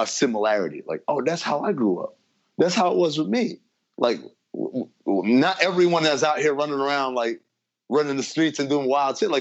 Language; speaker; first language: English; native; English